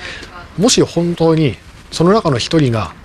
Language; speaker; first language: Japanese; native; Japanese